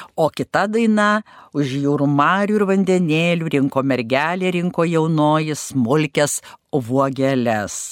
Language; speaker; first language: Lithuanian; native; Lithuanian